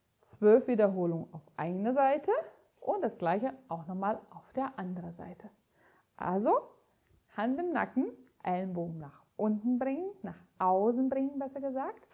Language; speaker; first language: German; native; German